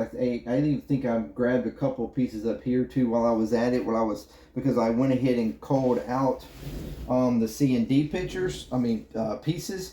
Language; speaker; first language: English; native; English